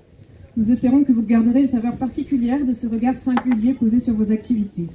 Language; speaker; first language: French; native; French